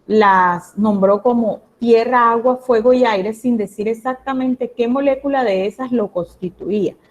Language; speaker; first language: Spanish; native; Spanish